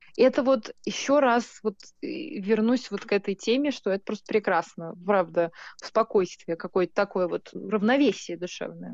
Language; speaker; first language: Russian; native; Russian